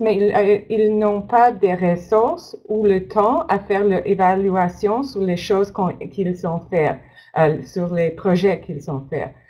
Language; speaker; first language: French; non-native, learner; English